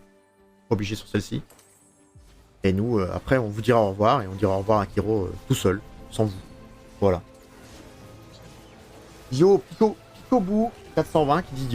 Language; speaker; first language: French; native; French